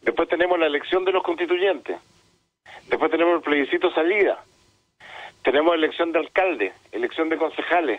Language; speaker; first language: Spanish; native; Spanish